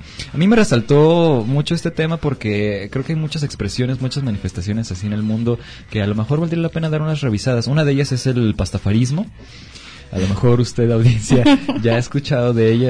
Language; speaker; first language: Spanish; native; Spanish